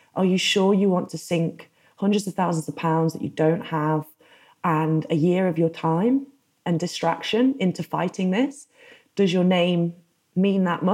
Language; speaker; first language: English; native; English